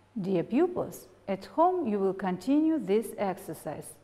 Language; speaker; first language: English; non-native, fluent; Russian